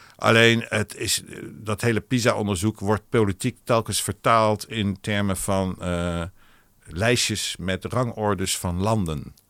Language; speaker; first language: Dutch; non-native, local second language; Hebrew